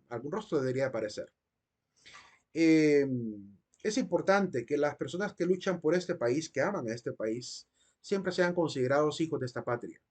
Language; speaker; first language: Spanish; native; Spanish